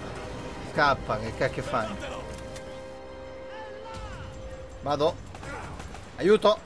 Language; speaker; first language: Italian; native; Italian